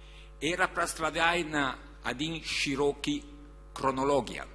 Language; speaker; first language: Russian; non-native, learner; Italian